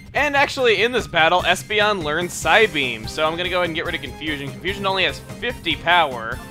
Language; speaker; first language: English; native; English